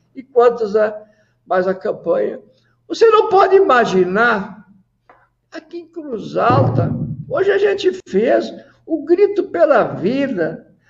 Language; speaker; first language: Portuguese; native; Portuguese